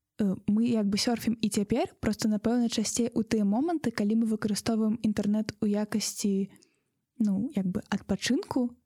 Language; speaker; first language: Belarusian; non-native, local second language; Russian